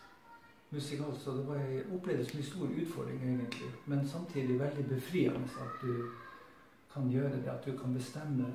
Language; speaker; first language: Norwegian; native; Norwegian